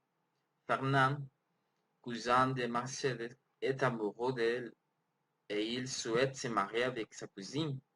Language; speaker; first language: French; non-native, learner; Spanish